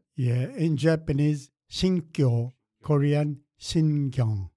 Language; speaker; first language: English; non-native, fluent; Korean